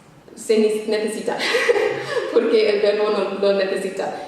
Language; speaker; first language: Spanish; non-native, fluent; English